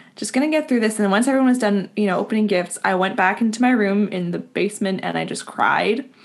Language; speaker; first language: English; native; English